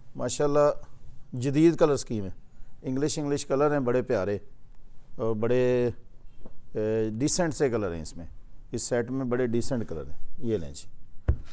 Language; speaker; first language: Urdu; non-native, local second language; Punjabi